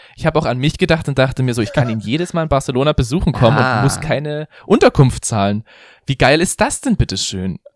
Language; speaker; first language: German; native; German